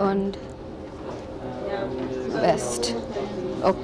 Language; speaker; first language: German; non-native, learner; English